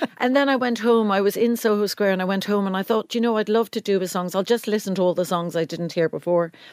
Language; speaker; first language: English; native; English